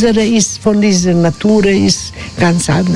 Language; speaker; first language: German; non-native, learner; Croatian